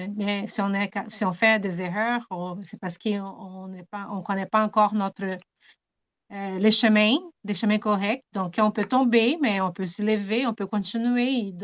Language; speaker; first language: French; non-native, fluent; Portuguese